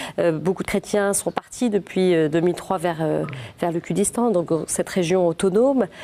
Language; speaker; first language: French; native; French